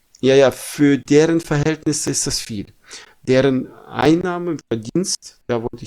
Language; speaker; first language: German; non-native, fluent; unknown